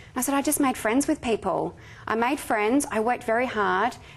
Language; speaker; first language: English; native; English